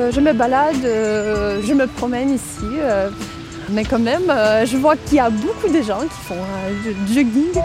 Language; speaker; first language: French; non-native, fluent; Russian